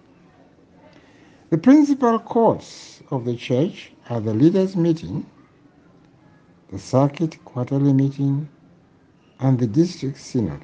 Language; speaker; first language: English; non-native, local second language; Krio